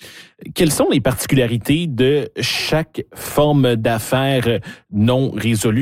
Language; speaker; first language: French; native; French